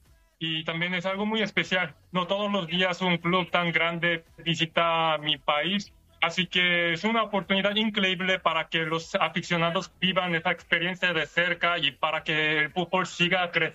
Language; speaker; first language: Spanish; non-native, fluent; Korean